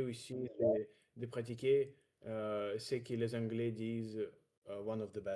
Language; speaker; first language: French; non-native, learner; Russian